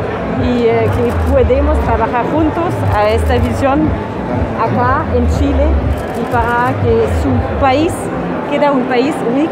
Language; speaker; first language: Spanish; non-native, fluent; German